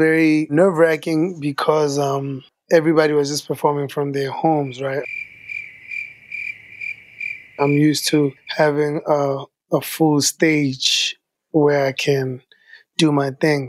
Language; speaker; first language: English; non-native, local second language; Tswana